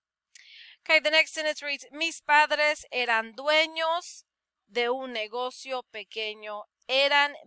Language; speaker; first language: Spanish; non-native, fluent; English